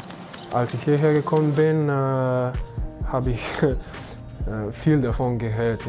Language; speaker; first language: German; non-native, fluent; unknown